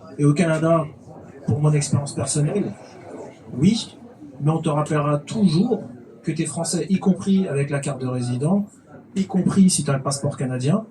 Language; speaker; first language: French; native; French